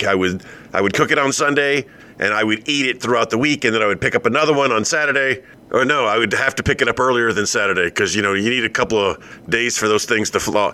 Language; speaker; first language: English; native; English